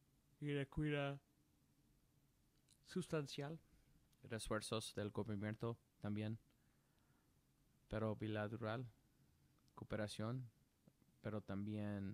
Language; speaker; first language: Spanish; non-native, learner; English